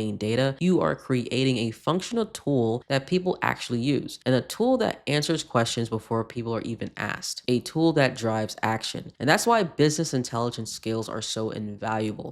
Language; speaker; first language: English; native; English